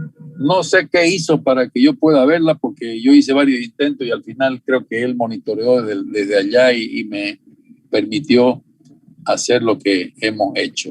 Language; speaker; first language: Spanish; native; Spanish